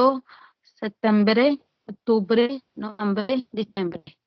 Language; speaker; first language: Italian; non-native, learner; Urdu